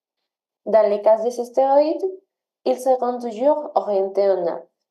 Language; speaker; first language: French; non-native, learner; Spanish